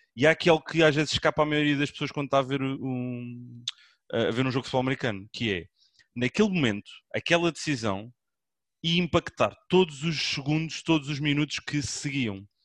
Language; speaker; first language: Portuguese; native; Portuguese